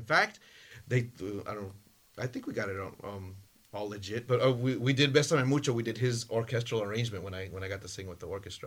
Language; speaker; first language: English; early bilingual, other home language; Spanish